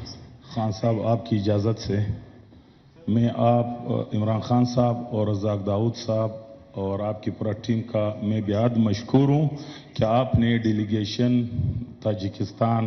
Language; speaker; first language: Hindi; non-native, local second language; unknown